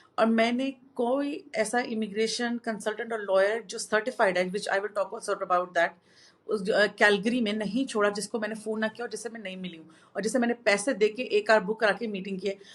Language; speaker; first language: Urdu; native; Urdu